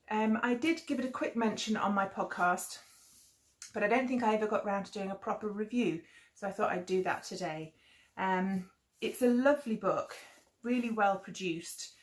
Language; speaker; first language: English; native; English